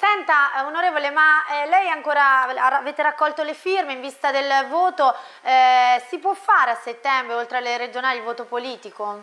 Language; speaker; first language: Italian; native; Italian